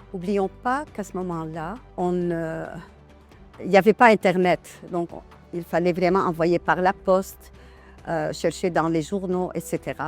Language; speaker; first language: French; non-native, local second language; Arabic